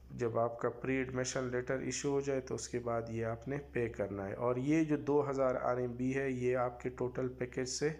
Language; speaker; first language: Urdu; non-native, local second language; Pashto